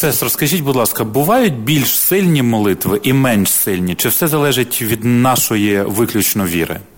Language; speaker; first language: Ukrainian; native; Ukrainian